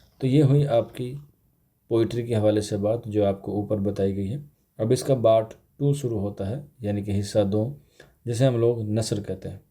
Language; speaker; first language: Urdu; native; Urdu